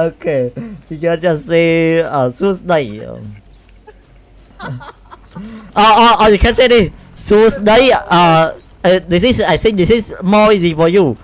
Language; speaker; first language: English; non-native, learner; Khmer